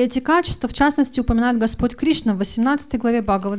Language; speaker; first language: Russian; native; Russian